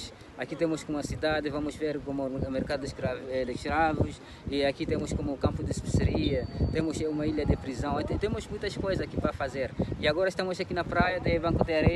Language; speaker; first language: Portuguese; non-native, learner; Swahili